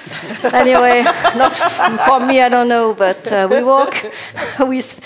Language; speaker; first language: English; non-native, fluent; Italian